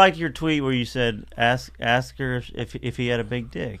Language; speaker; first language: English; native; English